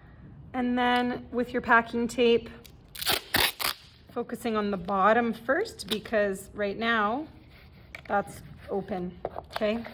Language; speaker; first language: English; native; English